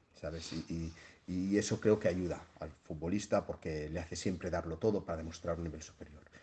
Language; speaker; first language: Spanish; non-native, local second language; Catalan